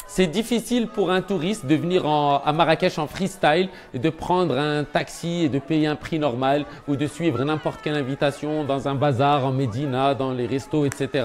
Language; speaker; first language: French; non-native, local second language; Arabic